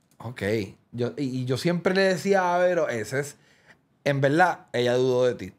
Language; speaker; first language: Spanish; native; Spanish